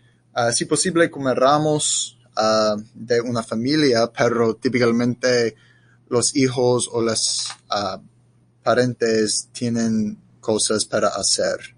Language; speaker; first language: Spanish; non-native, learner; English